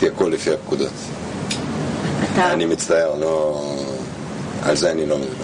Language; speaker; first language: Hebrew; non-native, fluent; Russian